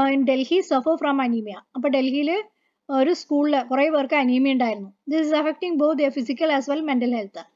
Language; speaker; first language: English; non-native, local second language; Malayalam